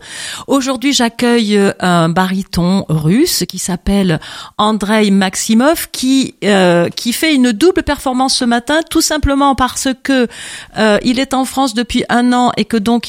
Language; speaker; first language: French; native; French